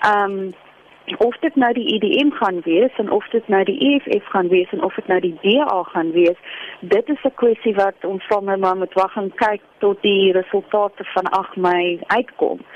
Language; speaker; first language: Afrikaans; non-native, local second language; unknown